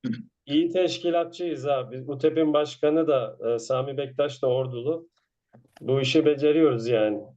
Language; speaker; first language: Turkish; native; Turkish